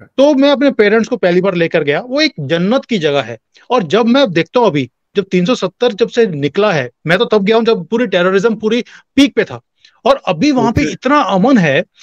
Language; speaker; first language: Hindi; native; Hindi